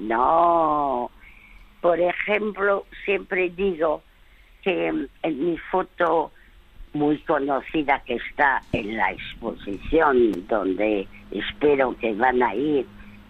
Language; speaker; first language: Spanish; early bilingual, other home language; French